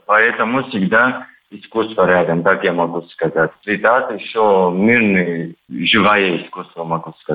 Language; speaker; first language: Russian; non-native, learner; Turkish